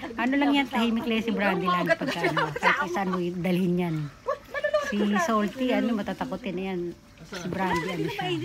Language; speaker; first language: Filipino; native; Filipino